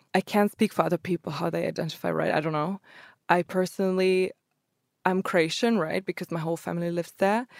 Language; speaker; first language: English; early bilingual, other home language; Croatian